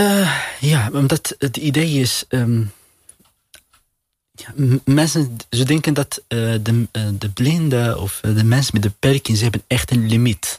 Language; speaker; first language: Dutch; non-native, fluent; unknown